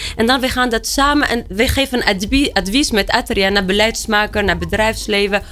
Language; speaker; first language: Dutch; non-native, fluent; Arabic